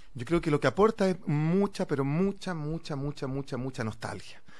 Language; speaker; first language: Spanish; native; Spanish